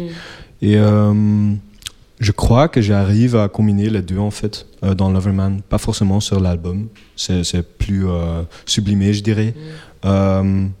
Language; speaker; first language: French; non-native, local second language; Dutch